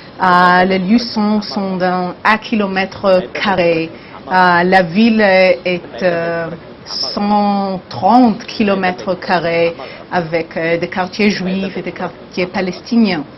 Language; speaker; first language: French; non-native, learner; Hebrew